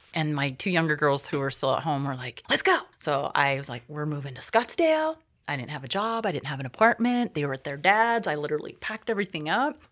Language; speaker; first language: English; native; English